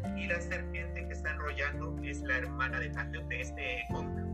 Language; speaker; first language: Spanish; native; Spanish